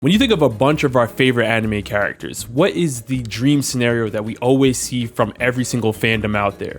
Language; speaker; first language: English; native; English